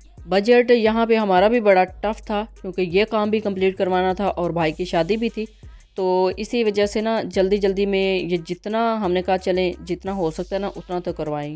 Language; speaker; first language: Urdu; non-native, local second language; Punjabi